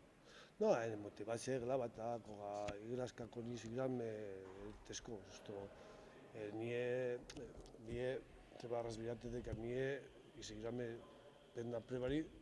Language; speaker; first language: Macedonian; non-native, fluent; Spanish